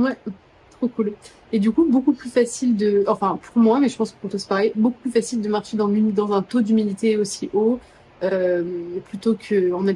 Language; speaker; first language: French; native; French